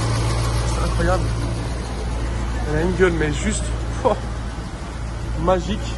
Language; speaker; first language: French; native; French